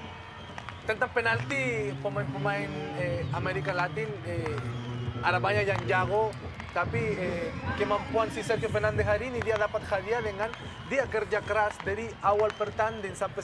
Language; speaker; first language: Indonesian; non-native, fluent; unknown